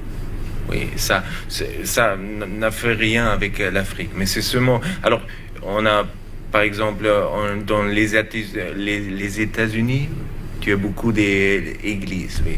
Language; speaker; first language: French; non-native, learner; German